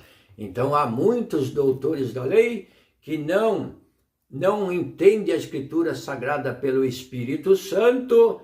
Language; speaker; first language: Portuguese; native; Portuguese